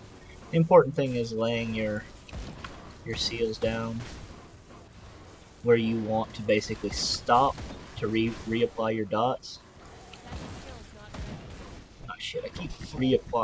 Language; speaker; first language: English; native; English